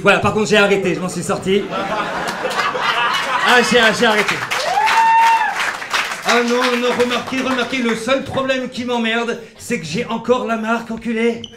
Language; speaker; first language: French; native; French